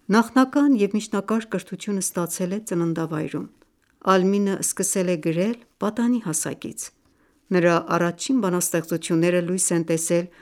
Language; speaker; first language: Armenian; early bilingual, heritage; Armenian